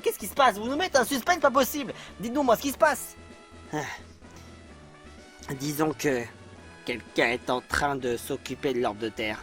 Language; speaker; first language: French; native; French